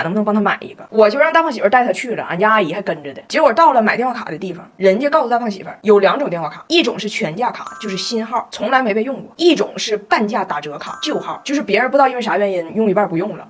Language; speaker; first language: Chinese; native; Chinese